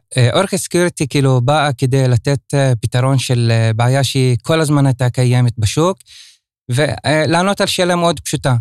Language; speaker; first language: Hebrew; non-native, local second language; Arabic